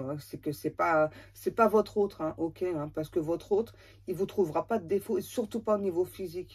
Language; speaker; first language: French; native; French